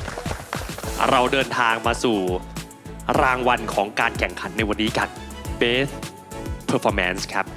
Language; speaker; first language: Thai; native; Thai